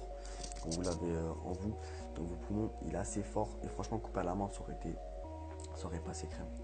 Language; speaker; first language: French; native; French